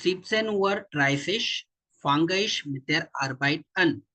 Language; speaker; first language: German; non-native, fluent; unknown